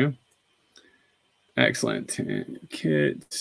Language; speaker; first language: English; native; English